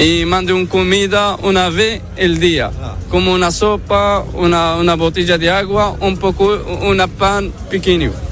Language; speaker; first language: Spanish; non-native, learner; Arabic